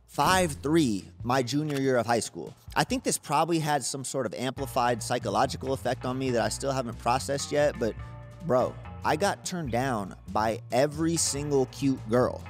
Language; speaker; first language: English; native; English